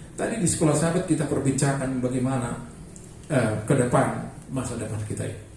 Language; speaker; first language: Indonesian; non-native, local second language; Batak Toba